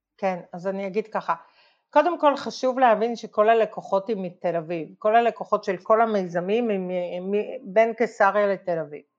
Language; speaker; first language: Hebrew; native; Hebrew